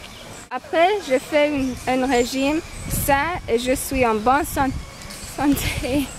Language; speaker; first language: French; non-native, learner; English